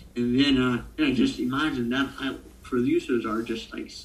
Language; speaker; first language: English; non-native, fluent; Italian